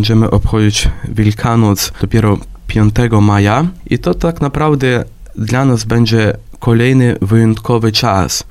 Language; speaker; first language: Polish; non-native, fluent; Ukrainian